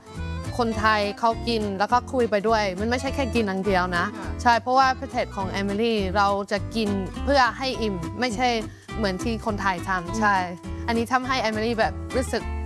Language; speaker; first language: Thai; non-native, fluent; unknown